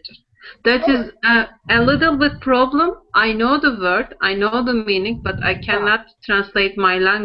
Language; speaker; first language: English; non-native, learner; Turkish